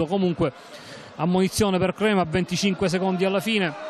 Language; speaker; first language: Italian; native; Italian